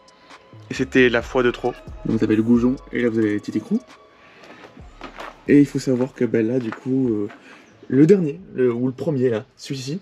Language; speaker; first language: French; native; French